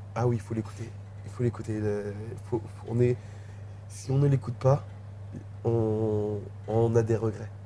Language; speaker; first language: French; native; French